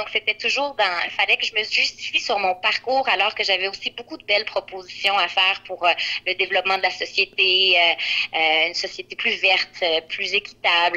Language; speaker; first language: French; native; French